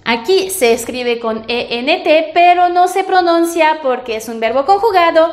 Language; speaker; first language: Spanish; non-native, fluent; French